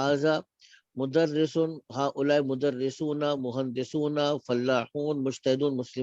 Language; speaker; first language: Arabic; non-native, fluent; Urdu